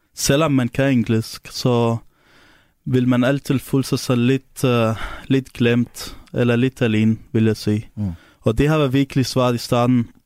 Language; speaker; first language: Danish; non-native, fluent; Arabic